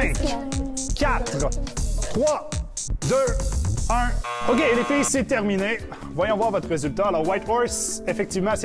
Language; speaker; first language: French; native; French